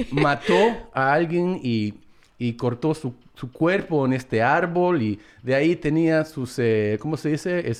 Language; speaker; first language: Spanish; early bilingual, heritage; Spanish